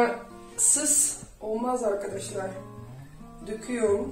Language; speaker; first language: Turkish; non-native, fluent; Dutch